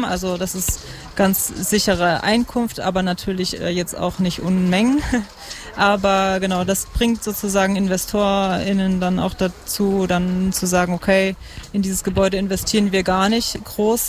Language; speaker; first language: German; native; German